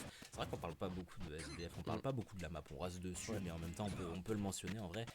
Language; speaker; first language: French; native; French